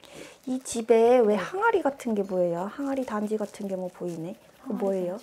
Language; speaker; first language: Korean; native; Korean